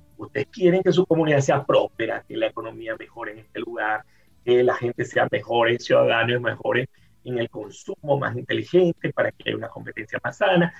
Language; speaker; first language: Spanish; native; Spanish